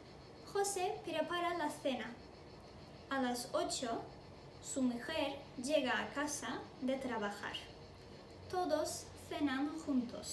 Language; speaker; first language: Spanish; non-native, fluent; Turkish